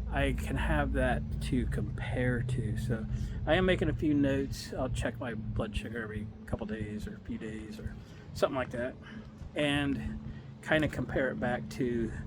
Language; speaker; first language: English; native; English